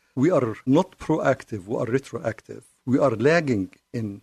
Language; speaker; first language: English; non-native, fluent; Arabic